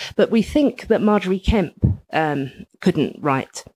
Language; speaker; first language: English; native; English